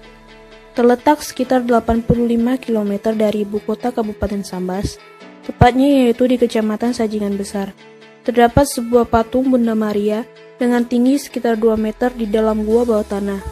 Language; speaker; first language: Indonesian; native; Indonesian